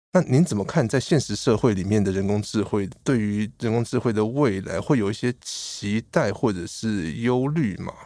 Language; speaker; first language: Chinese; native; Chinese